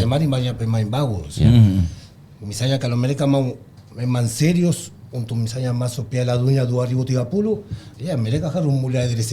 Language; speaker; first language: Indonesian; non-native, learner; Spanish